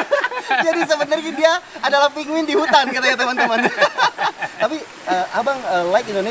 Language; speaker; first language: Indonesian; native; Indonesian